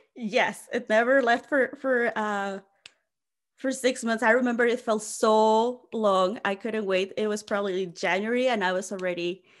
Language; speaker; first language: English; non-native, fluent; Spanish